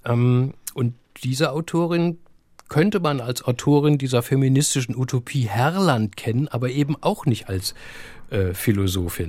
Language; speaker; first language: German; native; German